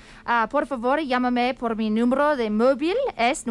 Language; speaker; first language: Spanish; non-native, fluent; English